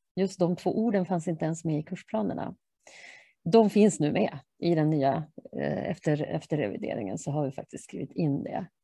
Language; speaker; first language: Swedish; native; Swedish